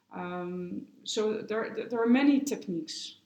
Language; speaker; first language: English; non-native, fluent; Dutch